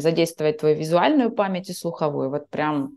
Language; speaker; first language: Russian; native; Russian